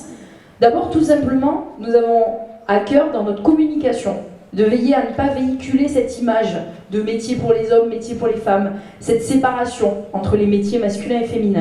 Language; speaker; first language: French; native; French